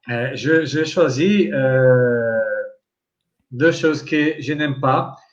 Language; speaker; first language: French; non-native, learner; Portuguese